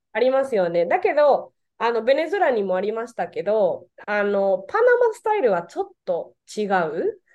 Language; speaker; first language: Japanese; non-native, fluent; Spanish